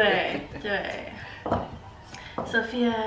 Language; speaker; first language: Chinese; non-native, learner; English